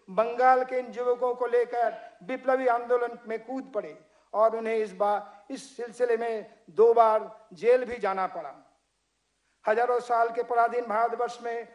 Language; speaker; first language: Hindi; non-native, local second language; Bangla